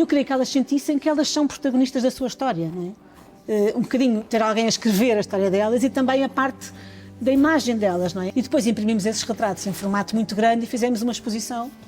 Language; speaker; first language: Portuguese; native; Portuguese